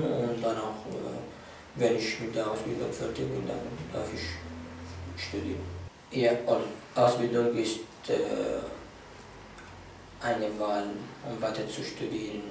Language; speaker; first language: German; non-native, fluent; Arabic